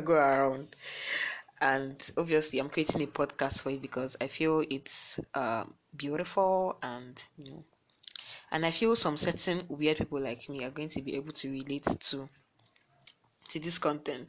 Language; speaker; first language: English; non-native, local second language; Igbo